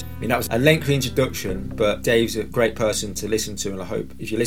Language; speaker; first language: English; native; English